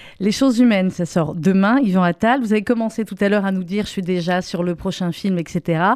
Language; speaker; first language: French; native; French